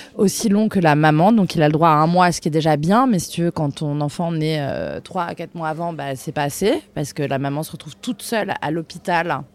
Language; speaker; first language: French; native; French